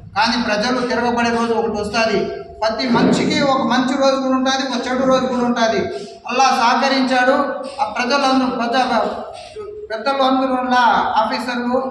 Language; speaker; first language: Telugu; non-native, local second language; Urdu